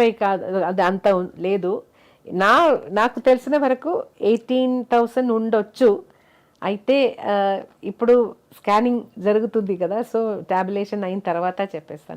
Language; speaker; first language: Telugu; non-native, local second language; Malayalam